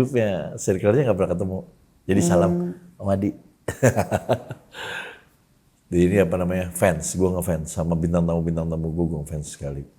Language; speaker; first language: Indonesian; native; Indonesian